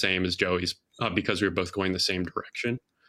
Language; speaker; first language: English; native; English